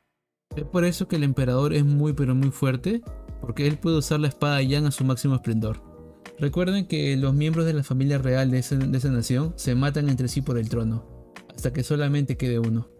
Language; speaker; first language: Spanish; native; Spanish